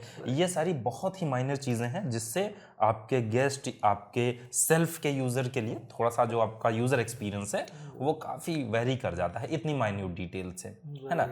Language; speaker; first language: Hindi; native; Hindi